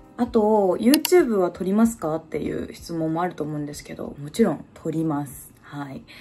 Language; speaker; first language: Japanese; native; Japanese